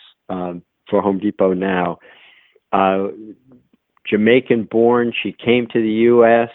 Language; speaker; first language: English; native; English